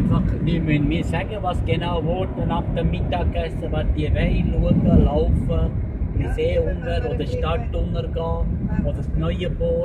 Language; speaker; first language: German; non-native, learner; Kannada